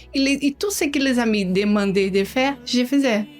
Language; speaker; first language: French; non-native, learner; Portuguese